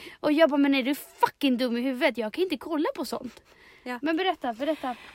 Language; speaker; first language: Swedish; early bilingual, other home language; Spanish